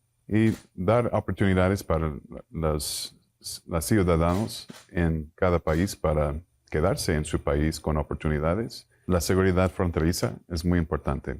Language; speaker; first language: Spanish; non-native, fluent; English